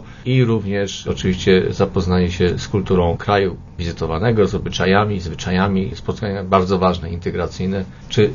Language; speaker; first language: Polish; native; Polish